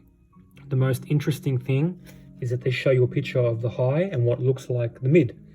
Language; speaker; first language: English; native; English